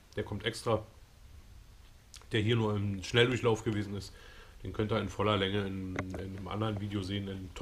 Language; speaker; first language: German; native; German